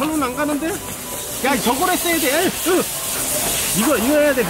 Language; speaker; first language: Korean; native; Korean